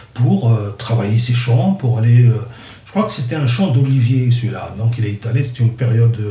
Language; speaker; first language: French; non-native, local second language; Kabyle